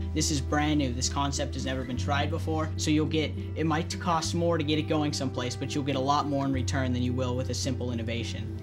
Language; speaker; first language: English; native; English